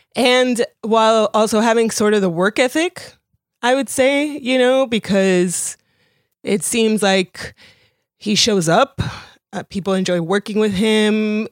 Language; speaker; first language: English; early bilingual, other home language; Spanish